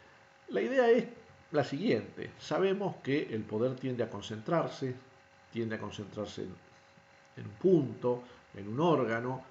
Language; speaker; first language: Spanish; native; Spanish